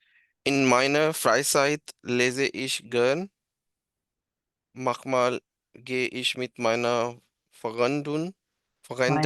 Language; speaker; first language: German; non-native, learner; Urdu